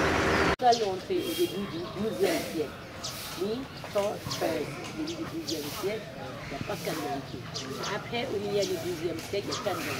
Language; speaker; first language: French; non-native, local second language; Burmese